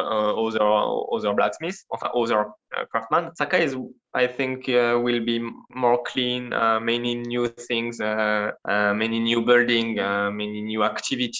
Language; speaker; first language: English; non-native, learner; French